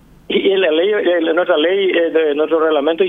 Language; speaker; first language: Spanish; native; Spanish